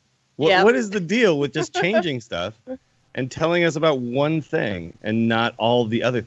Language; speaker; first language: English; native; English